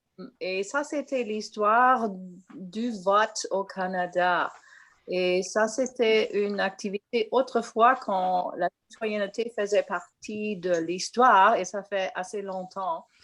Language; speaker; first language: French; non-native, local second language; English